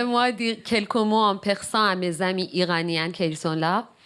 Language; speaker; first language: French; non-native, learner; Persian